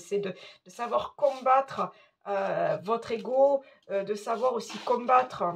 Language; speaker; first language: French; native; French